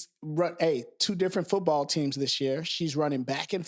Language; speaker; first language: English; native; English